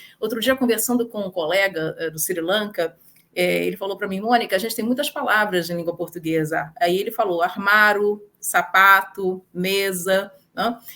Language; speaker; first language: Portuguese; native; Portuguese